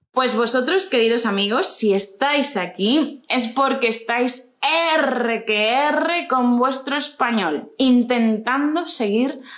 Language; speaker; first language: Spanish; native; Spanish